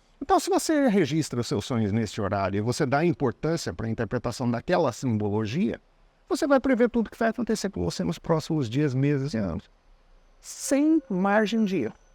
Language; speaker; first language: Portuguese; non-native, fluent; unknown